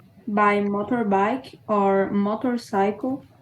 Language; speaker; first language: English; non-native, learner; Portuguese